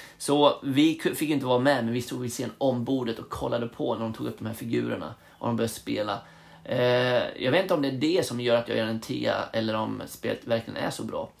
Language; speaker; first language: Swedish; early bilingual, other home language; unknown